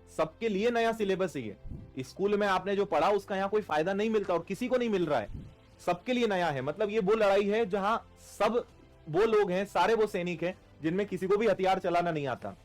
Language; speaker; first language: Hindi; native; Hindi